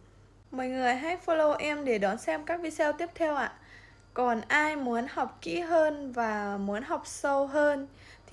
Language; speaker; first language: Vietnamese; non-native, fluent; Lao